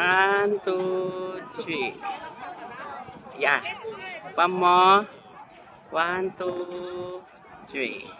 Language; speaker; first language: English; non-native, learner; Filipino